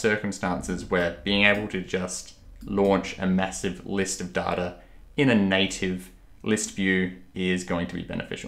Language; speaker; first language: English; native; English